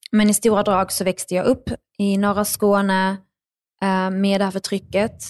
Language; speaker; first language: Swedish; early bilingual, other home language; Arabic